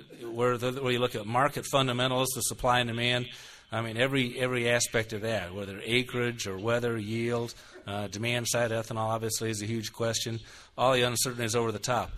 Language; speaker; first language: English; native; English